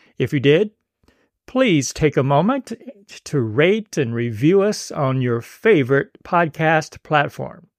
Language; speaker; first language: English; native; English